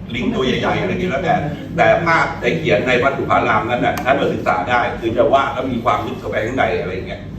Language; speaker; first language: Thai; native; Thai